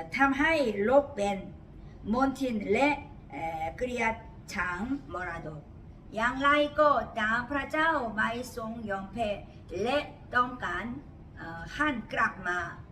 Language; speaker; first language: Thai; non-native, learner; Korean